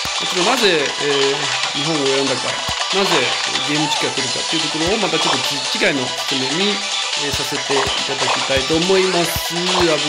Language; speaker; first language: Japanese; non-native, fluent; Chinese